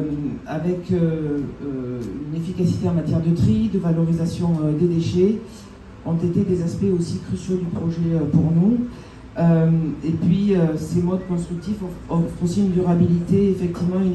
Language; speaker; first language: French; native; French